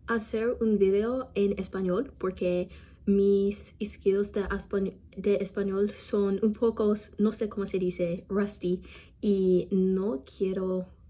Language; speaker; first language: Spanish; non-native, learner; English